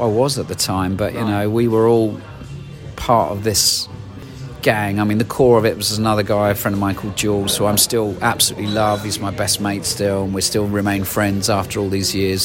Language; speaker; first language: English; native; English